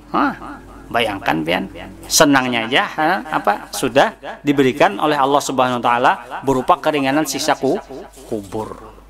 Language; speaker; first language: Indonesian; non-native, local second language; Banjar